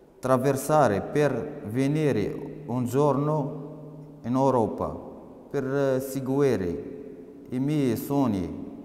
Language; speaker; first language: Italian; non-native, learner; Arabic